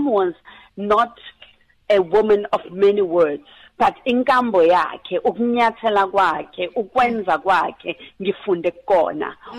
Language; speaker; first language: English; non-native, local second language; Zulu